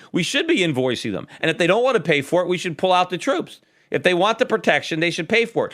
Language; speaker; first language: English; native; English